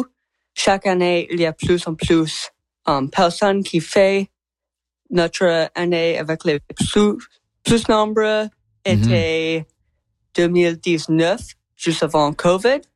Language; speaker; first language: French; non-native, learner; English